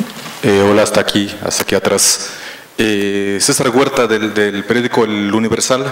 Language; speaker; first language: Spanish; native; Spanish